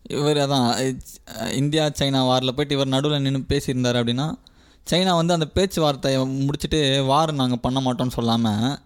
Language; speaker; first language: Tamil; native; Tamil